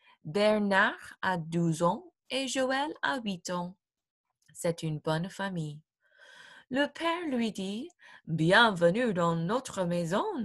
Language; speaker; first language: French; non-native, fluent; English